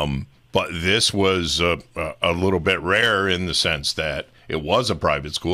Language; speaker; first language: English; native; English